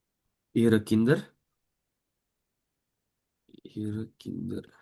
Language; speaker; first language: German; non-native, learner; Indonesian